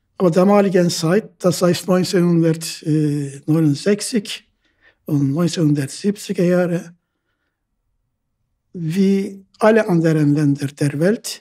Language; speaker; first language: German; non-native, fluent; Turkish